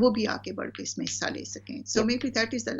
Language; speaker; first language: Urdu; native; Urdu